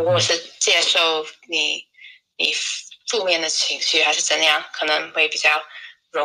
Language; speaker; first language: Chinese; non-native, fluent; English